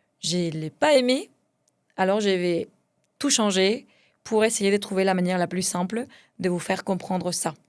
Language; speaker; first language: French; non-native, fluent; Spanish